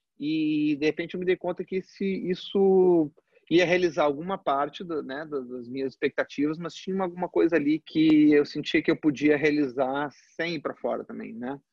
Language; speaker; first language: Portuguese; early bilingual, other home language; Spanish